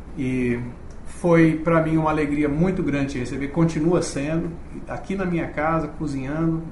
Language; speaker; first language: Portuguese; native; Portuguese